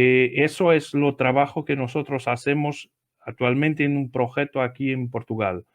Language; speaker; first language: Spanish; non-native, learner; Portuguese